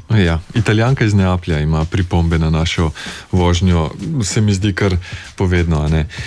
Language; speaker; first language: Slovenian; native; Slovenian